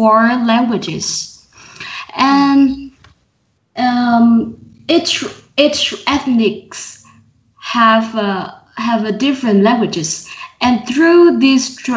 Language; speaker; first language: English; non-native, learner; Vietnamese